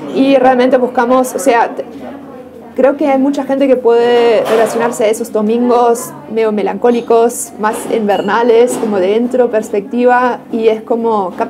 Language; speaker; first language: Spanish; non-native, fluent; German